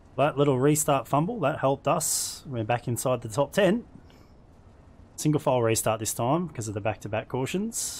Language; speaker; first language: English; native; English